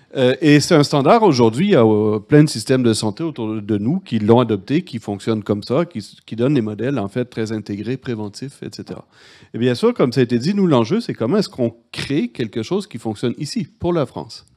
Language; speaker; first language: French; native; French